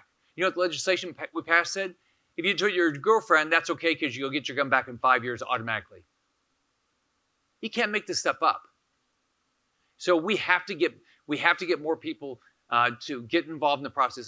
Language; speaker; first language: English; native; English